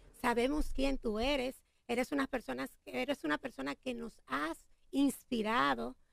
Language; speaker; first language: Spanish; native; Spanish